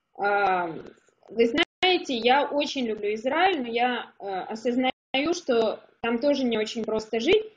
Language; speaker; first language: Russian; native; Russian